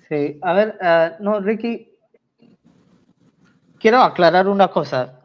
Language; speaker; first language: Spanish; non-native, fluent; Tamil